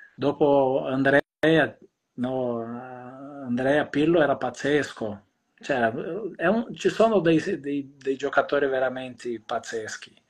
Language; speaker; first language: Italian; non-native, fluent; Portuguese